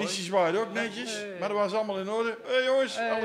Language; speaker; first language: Dutch; native; Dutch